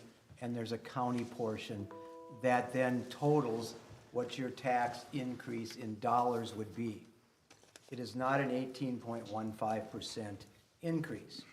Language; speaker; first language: English; native; English